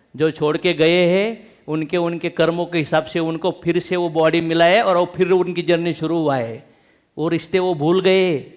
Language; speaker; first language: Hindi; non-native, local second language; Marathi